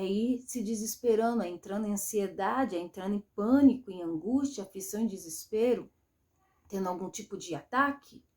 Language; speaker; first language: Portuguese; native; Portuguese